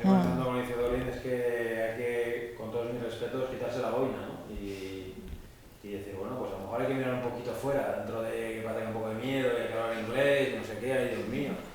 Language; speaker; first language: Spanish; native; Spanish